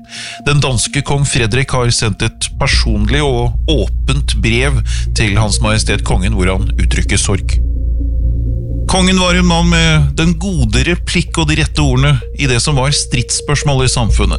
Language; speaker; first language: Norwegian; native; Norwegian